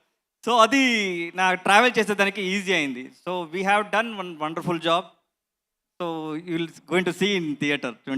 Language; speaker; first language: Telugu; non-native, learner; Kannada